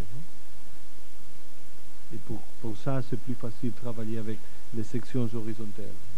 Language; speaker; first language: French; non-native, fluent; Catalan